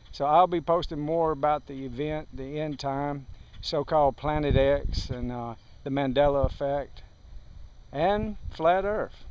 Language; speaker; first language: English; native; English